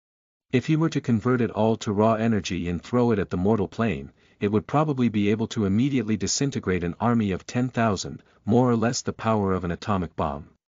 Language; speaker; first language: English; native; English